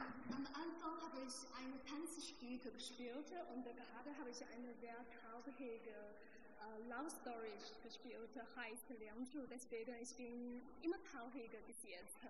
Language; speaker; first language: German; non-native, learner; Chinese